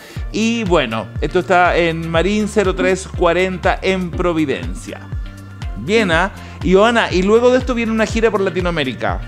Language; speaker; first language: Spanish; native; Spanish